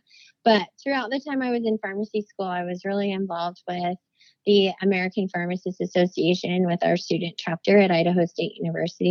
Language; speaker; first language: English; native; English